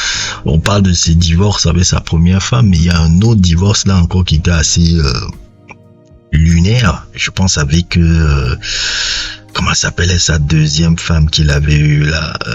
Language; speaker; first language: French; native; French